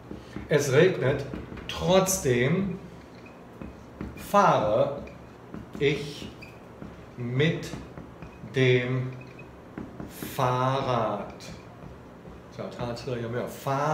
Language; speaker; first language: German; non-native, fluent; Chinese